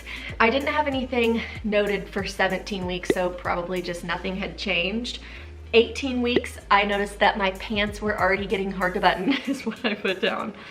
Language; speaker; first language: English; native; English